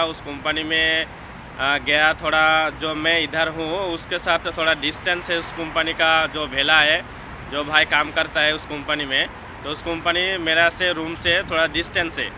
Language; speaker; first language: Hindi; non-native, local second language; Bangla